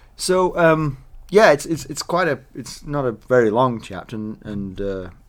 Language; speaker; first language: English; native; English